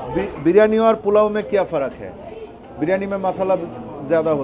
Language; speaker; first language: Hindi; non-native, learner; Bangla